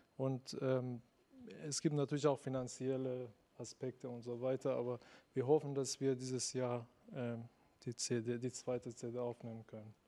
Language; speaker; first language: German; non-native, fluent; Persian